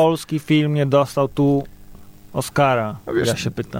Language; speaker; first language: Polish; native; Polish